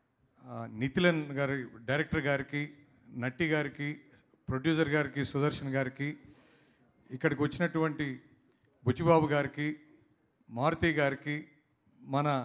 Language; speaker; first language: Telugu; native; Telugu